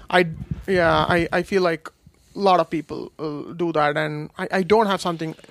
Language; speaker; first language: English; non-native, local second language; Kashmiri